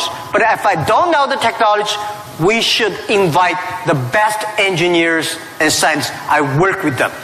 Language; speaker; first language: English; non-native, fluent; Chinese